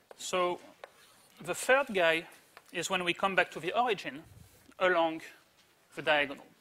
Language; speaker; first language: English; native; English